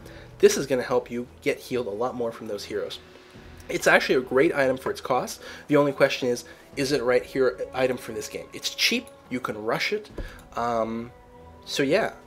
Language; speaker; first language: English; native; English